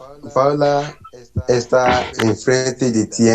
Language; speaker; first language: Spanish; non-native, learner; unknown